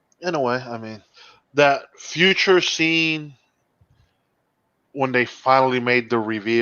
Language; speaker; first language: English; native; English